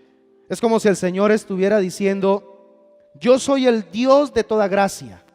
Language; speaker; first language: Spanish; native; Spanish